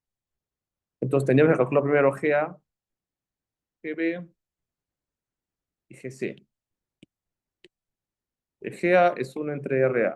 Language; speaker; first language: Spanish; native; Spanish